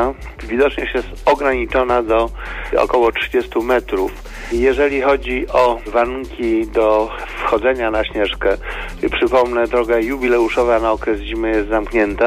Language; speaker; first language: Polish; native; Polish